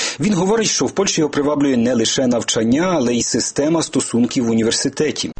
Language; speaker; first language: Ukrainian; native; Ukrainian